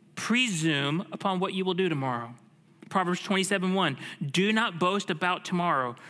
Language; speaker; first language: English; native; English